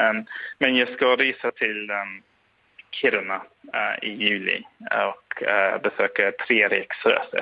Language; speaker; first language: Swedish; non-native, fluent; English